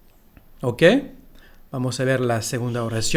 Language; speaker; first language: Spanish; non-native, fluent; French